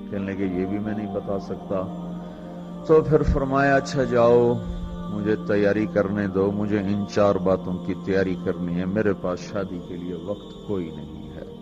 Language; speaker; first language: Urdu; non-native, local second language; Punjabi